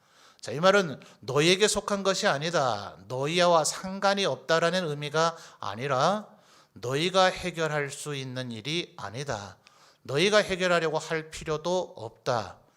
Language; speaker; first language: Korean; native; Korean